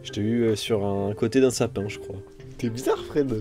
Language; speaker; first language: French; native; French